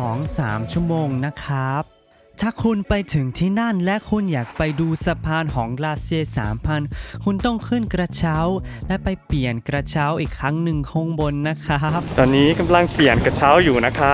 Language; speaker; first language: Thai; early bilingual, heritage; Thai